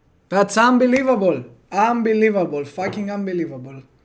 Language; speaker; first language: English; non-native, fluent; Greek